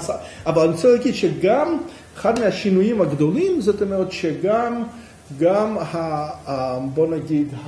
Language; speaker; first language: Hebrew; non-native, fluent; English